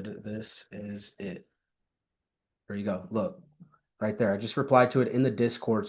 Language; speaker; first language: English; native; English